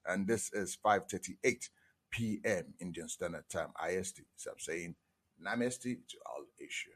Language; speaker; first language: English; non-native, local second language; Igbo